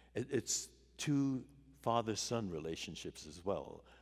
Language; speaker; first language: English; native; English